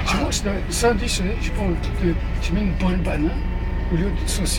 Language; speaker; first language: French; non-native, fluent; Portuguese